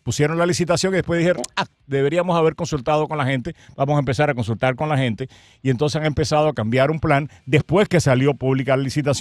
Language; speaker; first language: Spanish; native; Spanish